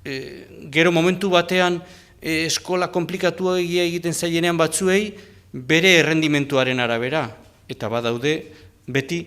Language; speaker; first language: Basque; native; Basque